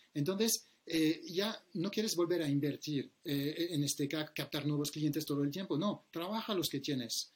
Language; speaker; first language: Spanish; non-native, fluent; French